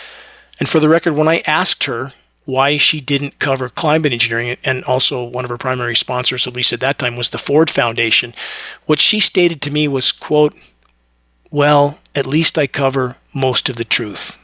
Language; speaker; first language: English; native; English